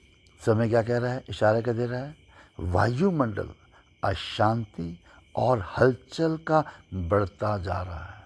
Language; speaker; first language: Hindi; native; Hindi